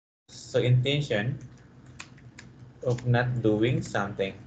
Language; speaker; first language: English; non-native, local second language; Filipino